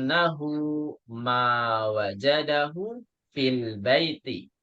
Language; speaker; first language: Arabic; non-native, learner; Indonesian